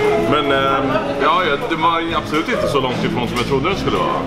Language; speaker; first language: Swedish; native; Swedish